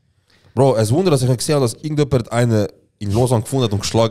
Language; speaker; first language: German; native; German